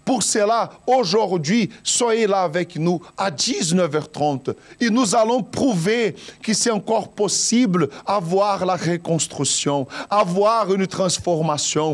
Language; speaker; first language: French; non-native, fluent; Portuguese